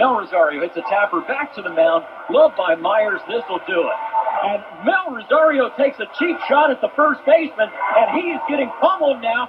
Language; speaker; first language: English; native; English